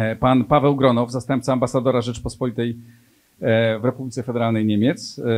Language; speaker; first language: Polish; native; Polish